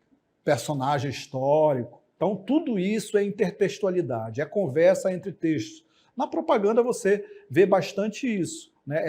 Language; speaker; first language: Portuguese; native; Portuguese